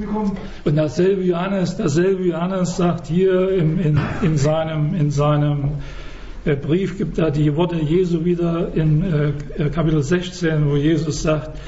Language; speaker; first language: German; native; German